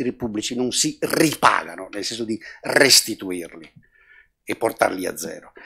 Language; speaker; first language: Italian; non-native, local second language; Venetian